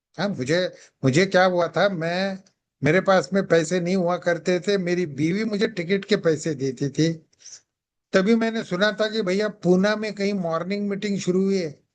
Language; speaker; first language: Hindi; non-native, local second language; Marathi